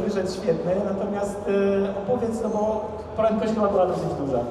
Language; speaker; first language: Polish; native; Polish